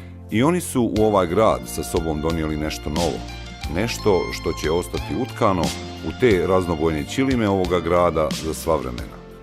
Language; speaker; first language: Bosnian; native; Bosnian